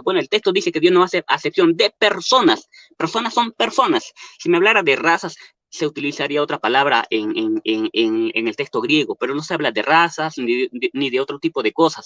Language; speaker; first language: Spanish; native; Spanish